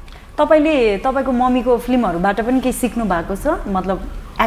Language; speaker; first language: Nepali; native; Nepali